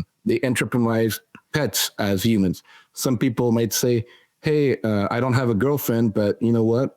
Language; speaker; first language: English; non-native, fluent; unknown